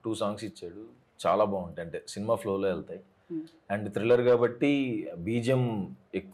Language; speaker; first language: Telugu; native; Telugu